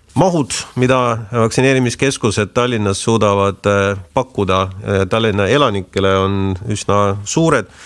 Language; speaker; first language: Estonian; non-native, local second language; Russian